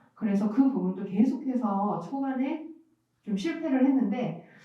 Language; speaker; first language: Korean; native; Korean